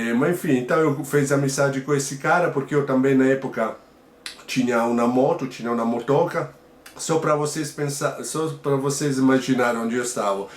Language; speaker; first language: Portuguese; non-native, fluent; Italian